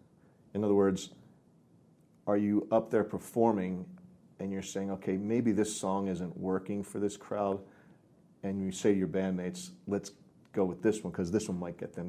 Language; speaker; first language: English; native; English